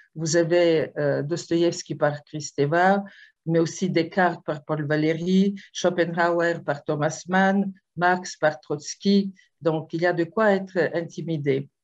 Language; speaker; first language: French; non-native, fluent; Bulgarian